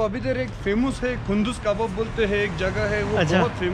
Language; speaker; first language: Hindi; non-native, fluent; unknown